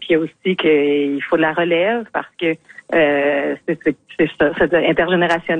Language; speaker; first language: French; native; French